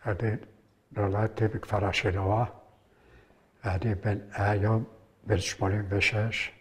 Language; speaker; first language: Hebrew; early bilingual, other home language; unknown